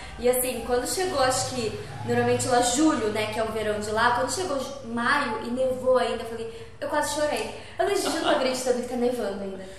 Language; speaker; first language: Portuguese; native; Portuguese